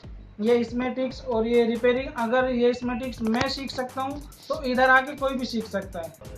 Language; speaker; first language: Hindi; native; Hindi